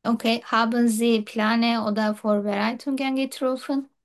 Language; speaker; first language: German; non-native, learner; Turkish